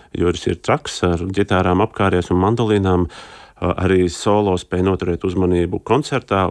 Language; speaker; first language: Latvian; native; Latvian